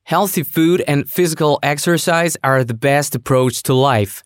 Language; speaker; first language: English; non-native, fluent; Russian